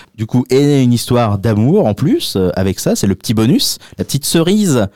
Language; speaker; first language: French; native; French